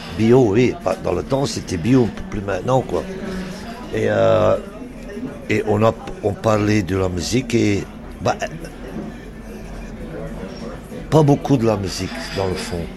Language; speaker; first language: French; non-native, local second language; Dutch